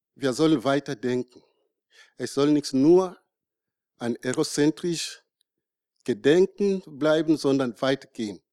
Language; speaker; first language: German; non-native, learner; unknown